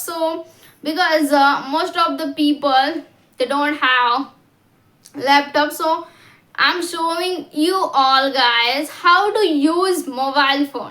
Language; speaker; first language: English; non-native, learner; Hindi